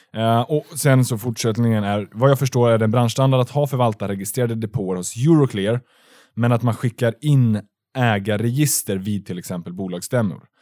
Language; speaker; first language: Swedish; native; Swedish